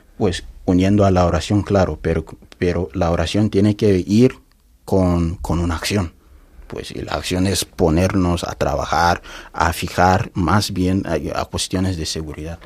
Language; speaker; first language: Spanish; non-native, fluent; Igbo